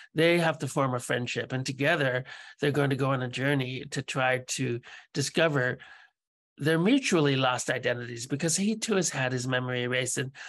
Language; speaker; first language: English; native; English